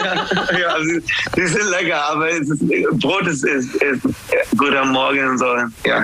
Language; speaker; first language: German; non-native, learner; English